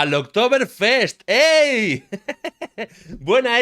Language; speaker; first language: Spanish; native; Spanish